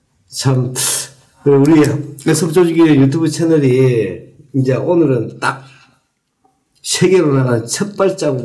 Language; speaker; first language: Korean; native; Korean